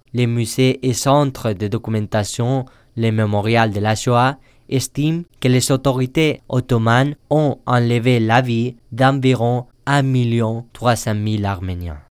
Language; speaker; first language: French; native; French